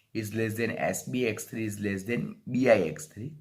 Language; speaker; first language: English; non-native, local second language; Gujarati